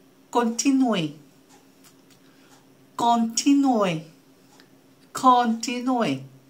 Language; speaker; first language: English; non-native, local second language; Filipino